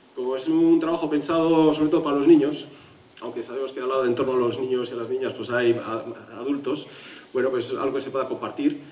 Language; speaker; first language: Spanish; native; Spanish